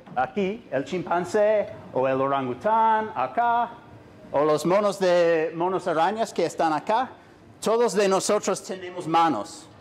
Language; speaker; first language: Spanish; non-native, fluent; English